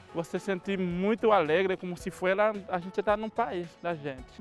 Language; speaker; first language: Portuguese; non-native, learner; Haitian Creole